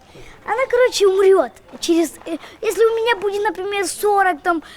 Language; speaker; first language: Russian; non-native, local second language; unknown